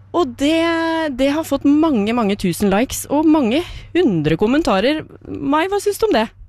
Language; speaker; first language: Norwegian; native; Norwegian